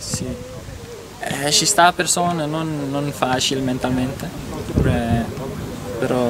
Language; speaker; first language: Italian; non-native, learner; Estonian